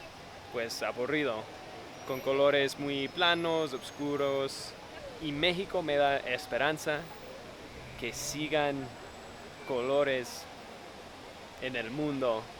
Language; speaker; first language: Spanish; non-native, fluent; English